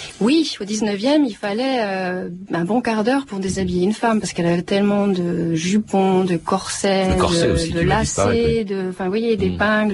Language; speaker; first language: French; native; French